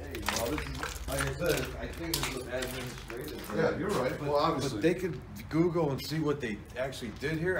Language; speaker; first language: English; native; English